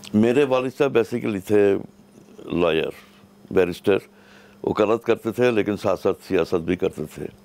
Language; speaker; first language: Urdu; native; Urdu